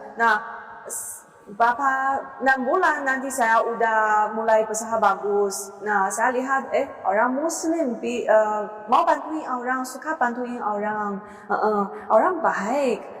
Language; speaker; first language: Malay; non-native, learner; Chinese